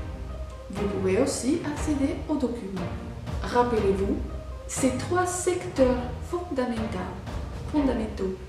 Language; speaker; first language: French; non-native, fluent; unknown